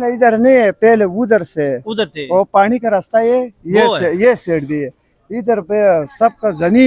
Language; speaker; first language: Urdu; non-native, local second language; Pashto